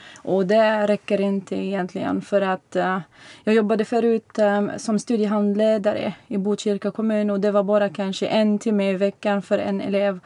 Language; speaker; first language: Swedish; non-native, fluent; Arabic